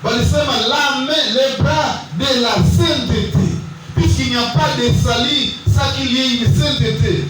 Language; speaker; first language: French; non-native, local second language; Swahili